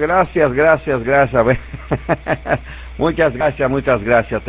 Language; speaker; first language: Spanish; non-native, learner; Portuguese